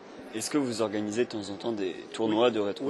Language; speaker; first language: French; native; French